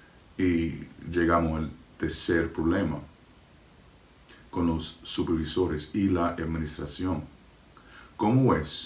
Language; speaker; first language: Spanish; non-native, fluent; English